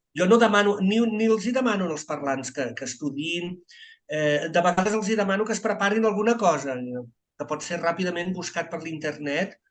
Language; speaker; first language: Catalan; native; Catalan